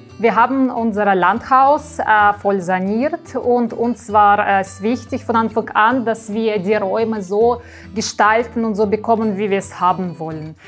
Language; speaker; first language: German; non-native, fluent; Russian